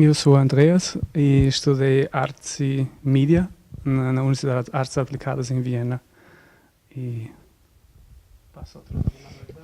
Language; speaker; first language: Portuguese; non-native, fluent; German